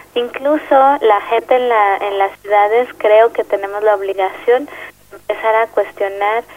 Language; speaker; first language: Spanish; native; Spanish